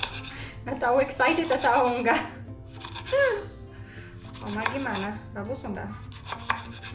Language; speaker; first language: Indonesian; non-native, learner; Serbian